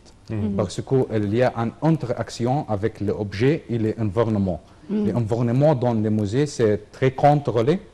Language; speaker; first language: French; non-native, learner; Arabic